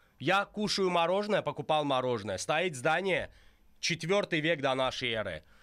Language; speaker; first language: Russian; non-native, local second language; Azerbaijani